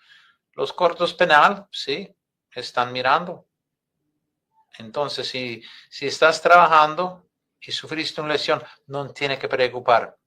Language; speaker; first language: Spanish; non-native, fluent; English